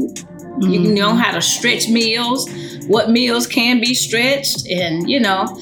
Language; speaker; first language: English; native; English